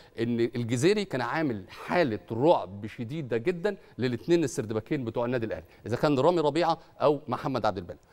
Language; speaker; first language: Arabic; native; Arabic